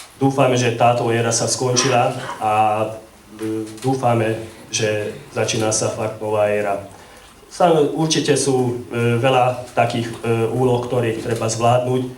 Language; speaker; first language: Slovak; non-native, local second language; Hungarian